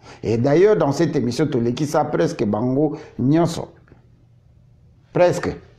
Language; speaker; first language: French; non-native, local second language; Lingala